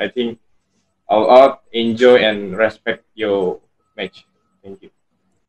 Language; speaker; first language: English; non-native, learner; Indonesian